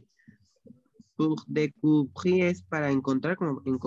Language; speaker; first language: Spanish; non-native, learner; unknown